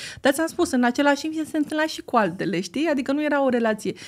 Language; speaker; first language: Romanian; native; Romanian